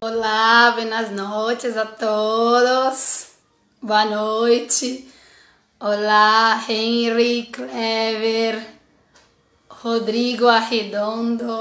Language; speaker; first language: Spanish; non-native, fluent; Portuguese